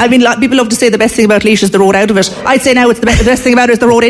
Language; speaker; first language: English; native; English